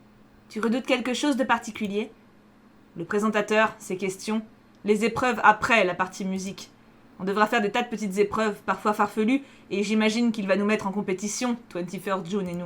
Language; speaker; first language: French; native; French